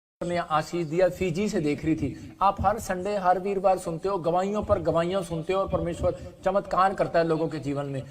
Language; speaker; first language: Hindi; non-native, local second language; Punjabi